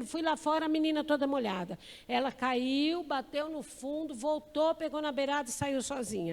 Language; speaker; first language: Portuguese; native; Portuguese